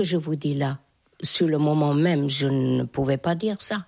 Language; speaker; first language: French; non-native, fluent; Hungarian